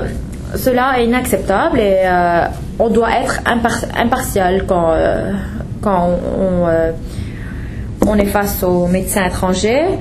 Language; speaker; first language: French; non-native, fluent; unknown